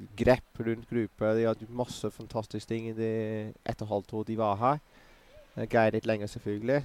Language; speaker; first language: Norwegian; non-native, fluent; English